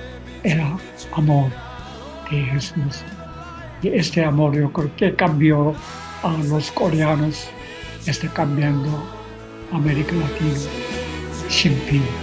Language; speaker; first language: Spanish; non-native, learner; Korean